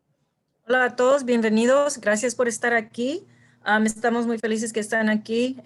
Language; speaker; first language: Spanish; early bilingual, heritage; Spanish